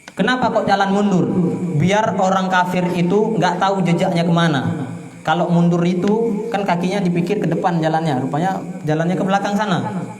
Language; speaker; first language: Indonesian; non-native, local second language; Achinese